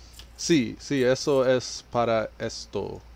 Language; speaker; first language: Spanish; non-native, learner; English